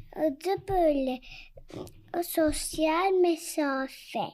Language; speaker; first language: Turkish; early bilingual, heritage; Turkish